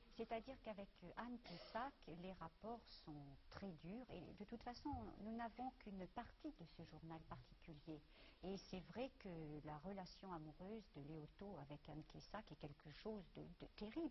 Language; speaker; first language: French; native; French